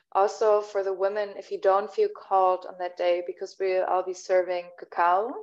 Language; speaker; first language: English; non-native, fluent; German